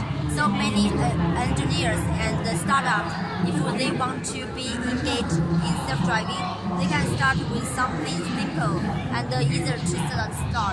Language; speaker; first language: English; non-native, fluent; Chinese